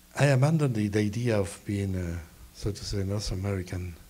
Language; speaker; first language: English; non-native, fluent; Spanish